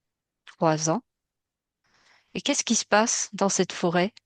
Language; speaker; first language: French; native; French